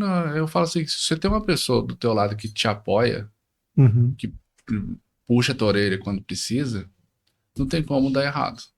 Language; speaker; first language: Portuguese; native; Portuguese